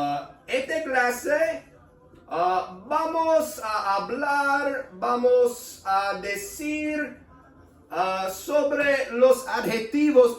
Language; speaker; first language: Spanish; non-native, learner; English